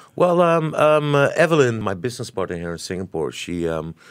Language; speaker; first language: English; native; English